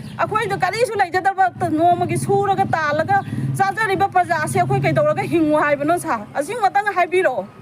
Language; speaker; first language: Manipuri; native; Manipuri